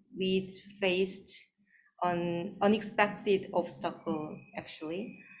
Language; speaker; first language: English; non-native, fluent; Korean